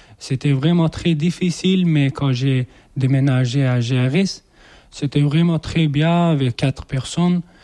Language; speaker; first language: French; non-native, learner; Persian